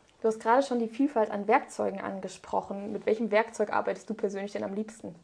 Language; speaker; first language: German; native; German